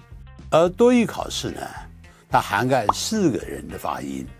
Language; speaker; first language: Chinese; native; Chinese